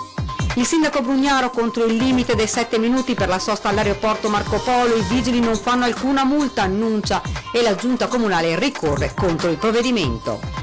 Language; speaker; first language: Italian; native; Italian